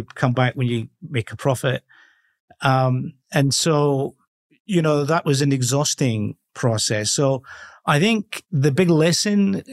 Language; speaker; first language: English; native; English